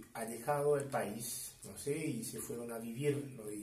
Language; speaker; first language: Spanish; non-native, fluent; Haitian Creole